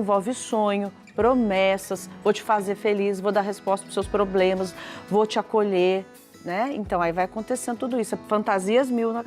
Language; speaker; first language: Portuguese; native; Portuguese